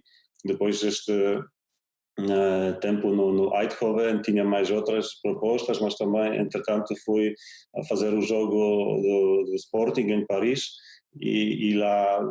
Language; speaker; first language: Portuguese; non-native, fluent; Polish